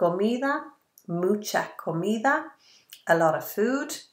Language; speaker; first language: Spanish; non-native, fluent; English